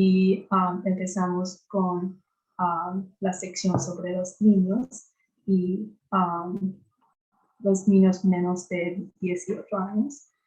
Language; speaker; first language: Spanish; non-native, fluent; English